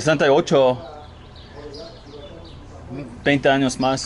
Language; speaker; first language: Spanish; non-native, learner; English